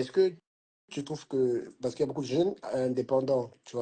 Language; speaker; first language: French; native; French